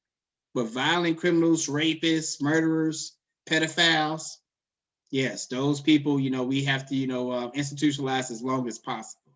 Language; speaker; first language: English; native; English